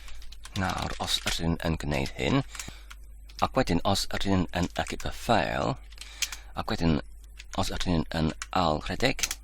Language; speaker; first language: Welsh; non-native, fluent; English